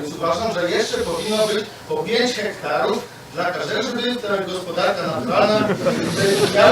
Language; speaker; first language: Polish; native; Polish